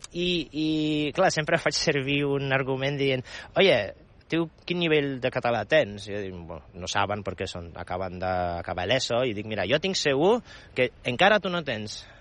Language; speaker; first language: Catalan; non-native, fluent; Polish